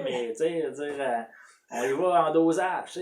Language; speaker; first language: French; native; French